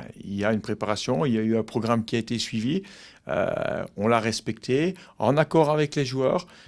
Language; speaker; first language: French; native; French